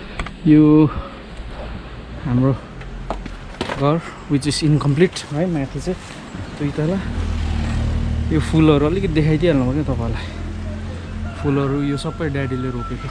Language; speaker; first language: Nepali; native; Nepali